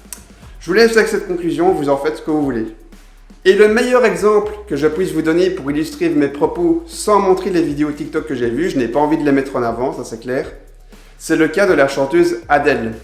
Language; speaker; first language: French; native; French